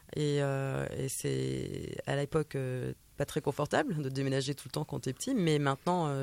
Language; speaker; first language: French; native; French